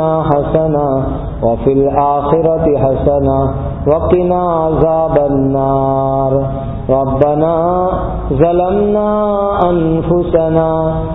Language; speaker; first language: Urdu; non-native, local second language; Gujarati